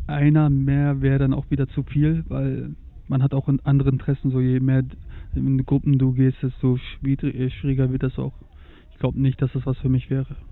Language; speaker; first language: German; early bilingual, other home language; Turkish